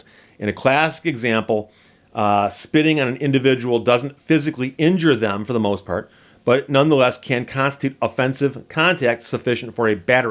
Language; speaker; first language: English; native; English